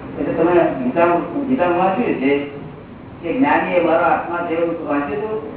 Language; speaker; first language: Gujarati; native; Gujarati